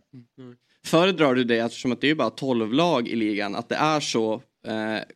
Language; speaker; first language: Swedish; native; Swedish